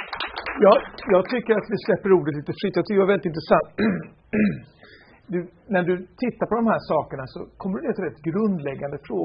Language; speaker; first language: Swedish; native; Swedish